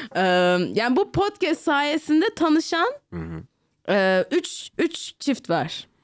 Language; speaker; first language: Turkish; native; Turkish